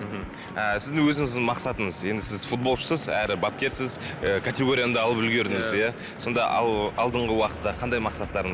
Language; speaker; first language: Kazakh; native; Kazakh